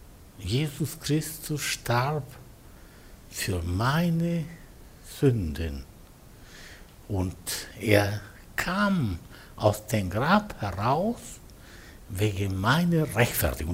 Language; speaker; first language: German; non-native, fluent; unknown